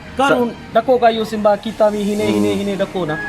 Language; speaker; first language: Cebuano; non-native, learner; Punjabi